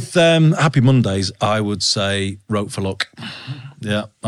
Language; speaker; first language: English; native; English